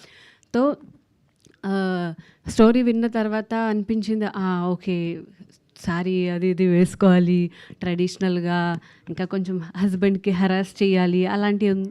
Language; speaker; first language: Telugu; non-native, learner; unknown